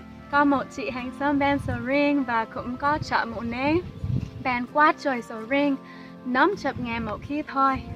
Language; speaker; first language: Vietnamese; non-native, fluent; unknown